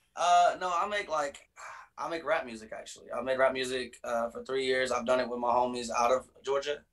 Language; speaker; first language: English; native; English